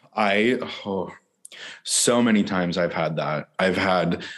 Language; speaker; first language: English; native; English